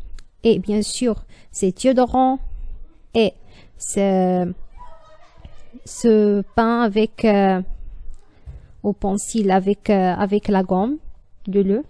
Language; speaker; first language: French; non-native, learner; Arabic